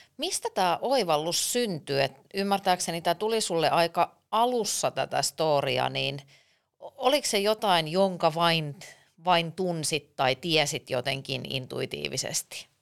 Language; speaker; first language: Finnish; native; Finnish